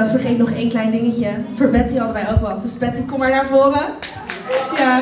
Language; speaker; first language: Dutch; native; Dutch